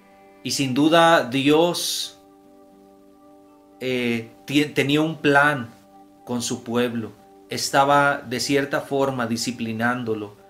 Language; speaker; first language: Spanish; native; Spanish